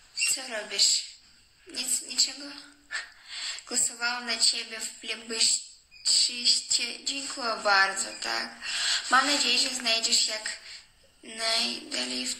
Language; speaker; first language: Polish; non-native, learner; Russian